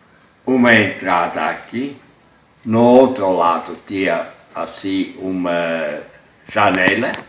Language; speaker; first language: Portuguese; non-native, fluent; German